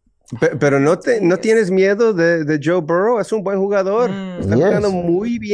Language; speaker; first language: Spanish; early bilingual, heritage; Spanish